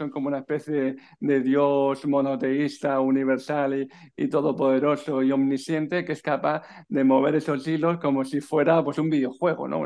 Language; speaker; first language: Spanish; native; Spanish